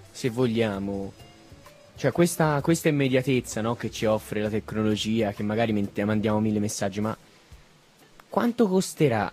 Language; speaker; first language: Italian; native; Italian